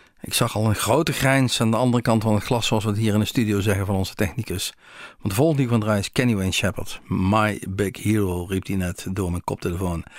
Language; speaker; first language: Dutch; native; Dutch